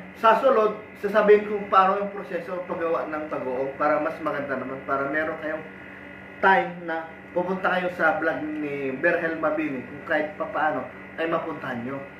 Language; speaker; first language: Filipino; non-native, local second language; Iloko